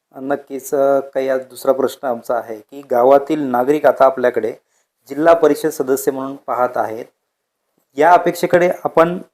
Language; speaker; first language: Marathi; native; Marathi